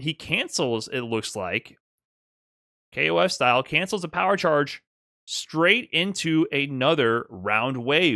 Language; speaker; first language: English; native; English